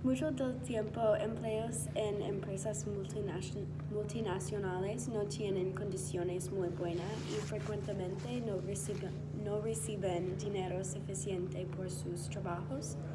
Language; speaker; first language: Spanish; non-native, learner; English